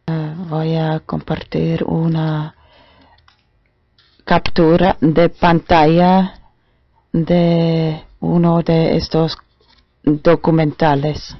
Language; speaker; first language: Spanish; non-native, learner; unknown